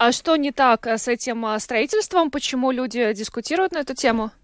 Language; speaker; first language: Russian; native; Russian